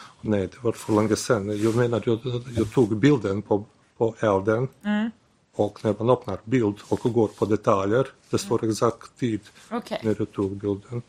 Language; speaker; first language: Swedish; non-native, learner; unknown